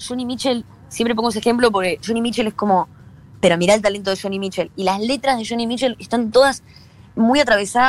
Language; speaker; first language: Spanish; native; Spanish